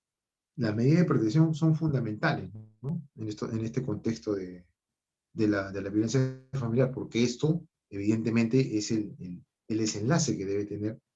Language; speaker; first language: Spanish; native; Spanish